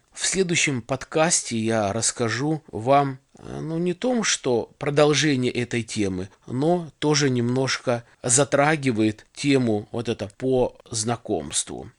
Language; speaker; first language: Russian; native; Russian